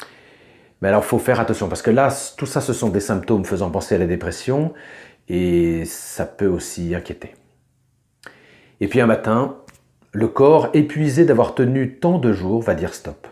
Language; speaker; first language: French; native; French